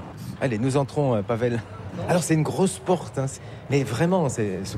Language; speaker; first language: French; native; French